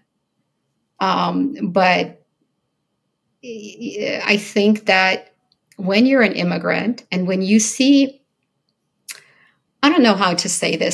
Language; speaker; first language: English; early bilingual, other home language; Ukrainian